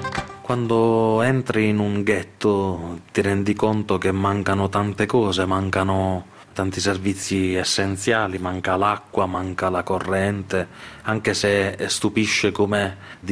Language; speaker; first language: Italian; native; Italian